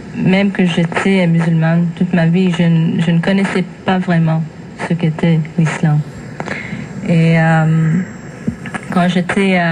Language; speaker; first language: French; non-native, fluent; English